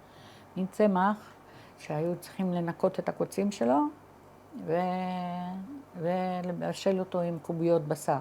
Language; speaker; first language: Hebrew; early bilingual, other home language; Arabic